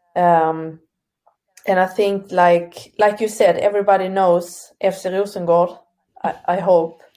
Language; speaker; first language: English; non-native, fluent; Swedish